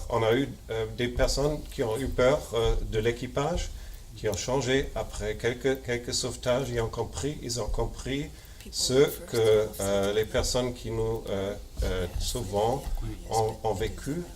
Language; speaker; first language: French; non-native, fluent; German